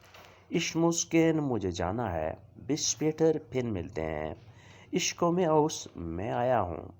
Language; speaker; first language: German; non-native, fluent; Urdu